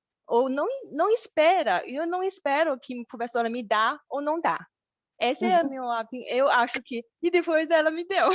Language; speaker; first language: Portuguese; non-native, learner; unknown